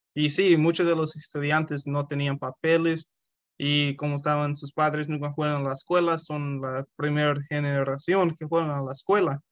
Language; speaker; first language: Spanish; early bilingual, heritage; Spanish